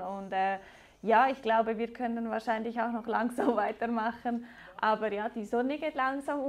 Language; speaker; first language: German; native; German